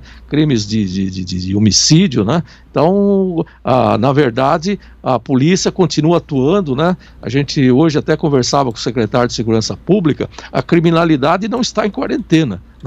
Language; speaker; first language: Portuguese; native; Portuguese